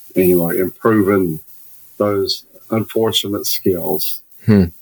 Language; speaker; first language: English; native; English